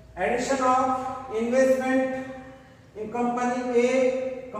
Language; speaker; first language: English; non-native, local second language; Marathi